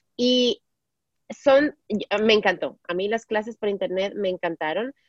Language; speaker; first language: Spanish; native; Spanish